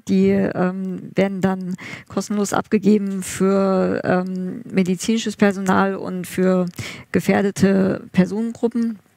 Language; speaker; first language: German; native; German